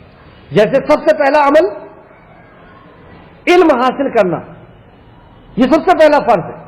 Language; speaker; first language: Urdu; native; Urdu